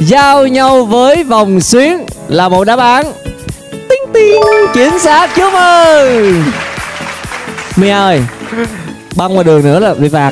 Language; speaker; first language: Vietnamese; native; Vietnamese